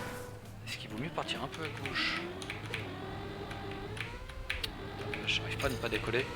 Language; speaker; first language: French; native; French